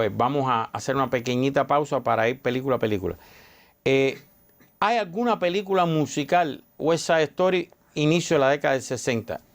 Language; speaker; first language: Spanish; native; Spanish